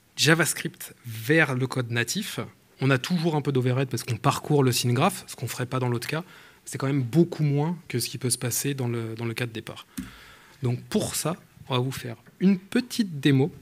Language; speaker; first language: French; native; French